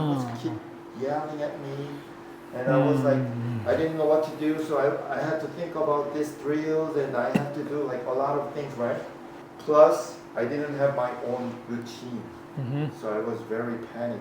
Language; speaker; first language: English; non-native, fluent; Korean